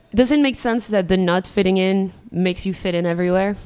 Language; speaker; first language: English; early bilingual, other home language; Arabic